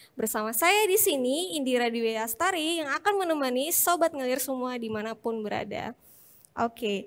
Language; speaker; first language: Indonesian; native; Indonesian